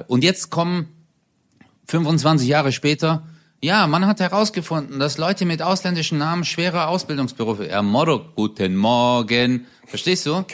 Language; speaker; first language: German; early bilingual, other home language; Turkish